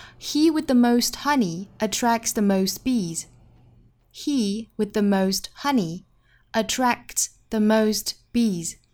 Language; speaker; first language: English; non-native, fluent; Chinese